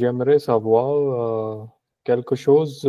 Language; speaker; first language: French; non-native, learner; Punjabi